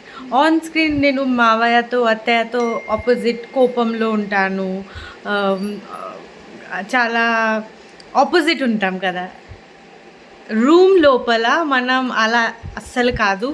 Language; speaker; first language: Telugu; non-native, fluent; Bangla